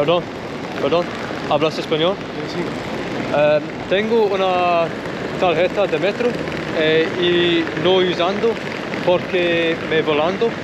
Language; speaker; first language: Spanish; non-native, learner; English